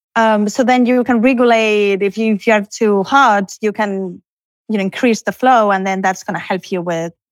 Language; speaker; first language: English; non-native, fluent; Spanish